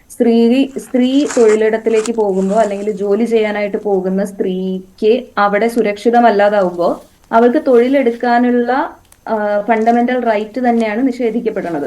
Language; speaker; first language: Malayalam; native; Malayalam